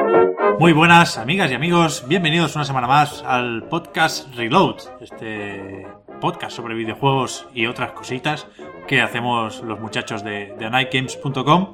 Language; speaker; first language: Spanish; native; Spanish